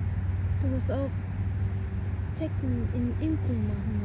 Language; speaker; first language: German; non-native, learner; Korean